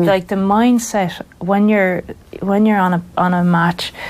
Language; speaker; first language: English; native; English